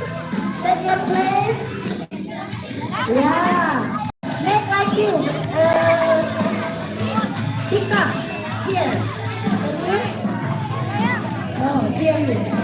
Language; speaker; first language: English; non-native, learner; Indonesian